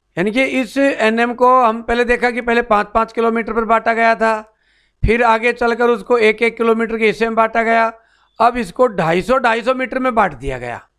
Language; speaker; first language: Hindi; native; Hindi